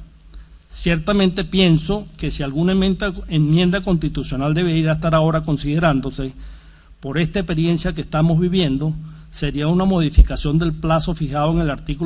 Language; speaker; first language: Spanish; native; Spanish